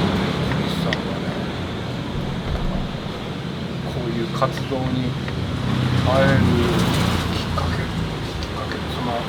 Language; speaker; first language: Japanese; native; Japanese